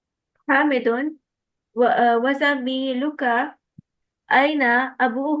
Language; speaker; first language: Arabic; non-native, learner; Urdu